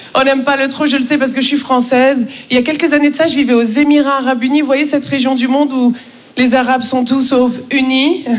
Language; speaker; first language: French; native; French